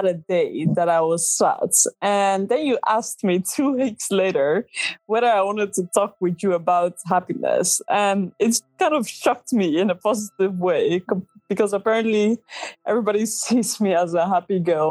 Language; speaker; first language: English; non-native, fluent; Dutch